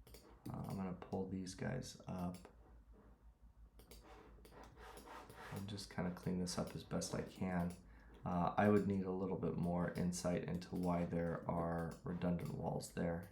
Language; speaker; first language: English; native; English